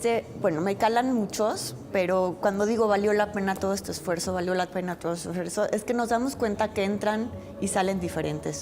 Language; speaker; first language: Spanish; native; Spanish